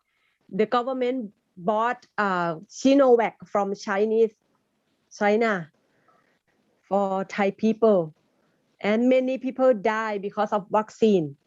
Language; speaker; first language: English; non-native, learner; Thai